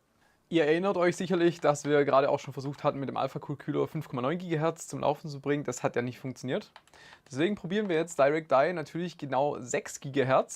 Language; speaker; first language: German; native; German